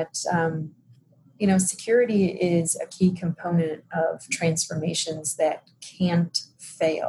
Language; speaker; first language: English; native; English